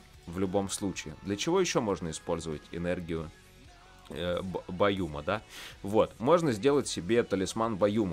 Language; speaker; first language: Russian; native; Russian